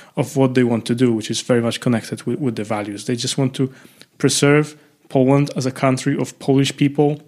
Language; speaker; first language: English; non-native, fluent; Polish